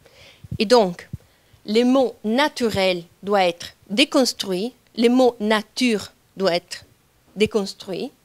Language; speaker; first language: French; non-native, fluent; Italian